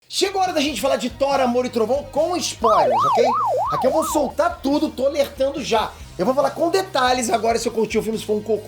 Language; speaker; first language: Portuguese; native; Portuguese